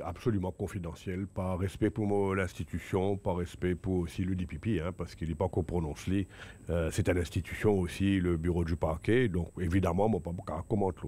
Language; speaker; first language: French; non-native, local second language; Morisyen